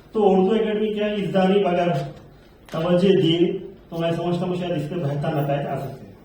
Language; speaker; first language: Urdu; native; Urdu